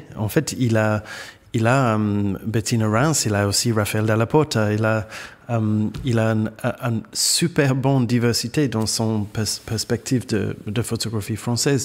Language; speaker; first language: French; non-native, fluent; English